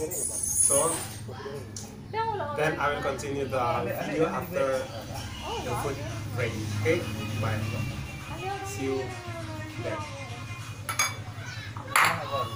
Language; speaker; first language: English; non-native, learner; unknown